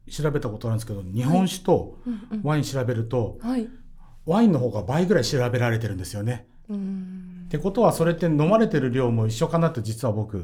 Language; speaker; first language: Japanese; native; Japanese